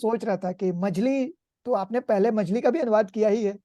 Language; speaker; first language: Hindi; native; Hindi